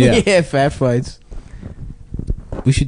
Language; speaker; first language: English; native; English